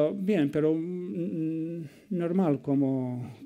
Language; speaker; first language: Spanish; non-native, fluent; Bosnian